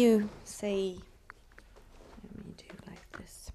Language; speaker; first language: English; non-native, fluent; Swedish